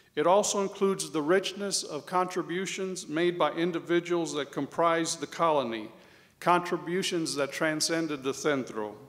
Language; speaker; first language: English; early bilingual, other home language; Spanish